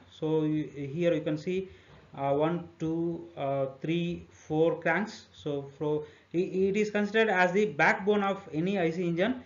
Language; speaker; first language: English; non-native, local second language; Telugu